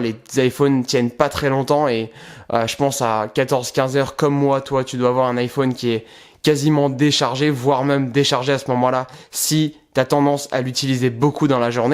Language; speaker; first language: French; native; French